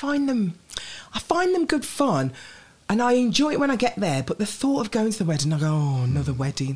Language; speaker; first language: English; native; English